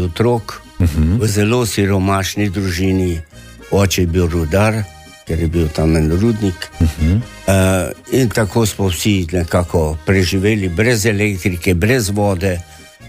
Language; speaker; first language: Slovenian; native; Slovenian